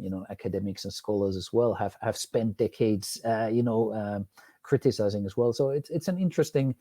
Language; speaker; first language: English; non-native, fluent; Finnish